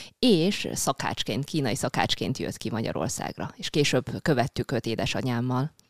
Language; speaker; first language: Hungarian; early bilingual, other home language; Chinese